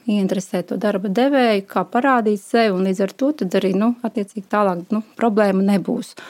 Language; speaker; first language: Latvian; native; Latvian